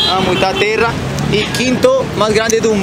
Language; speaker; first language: Portuguese; non-native, learner; Spanish